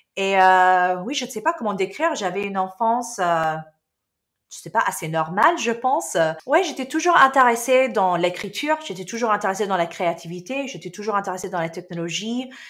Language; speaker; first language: French; non-native, local second language; Arabic